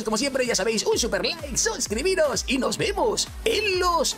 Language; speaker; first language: Spanish; native; Spanish